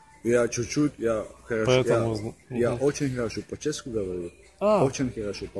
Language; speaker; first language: Russian; non-native, learner; Czech